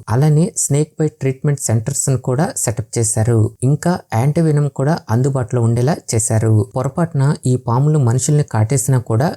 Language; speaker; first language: Telugu; native; Telugu